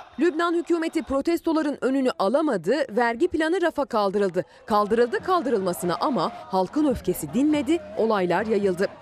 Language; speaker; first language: Turkish; native; Turkish